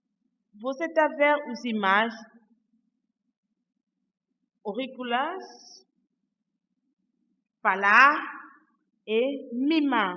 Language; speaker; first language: Portuguese; non-native, learner; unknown